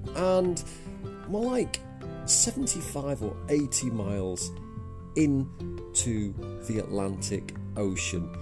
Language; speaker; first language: English; native; English